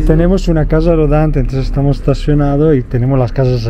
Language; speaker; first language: Spanish; non-native, fluent; Italian